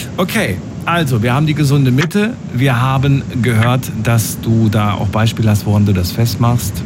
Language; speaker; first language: German; native; German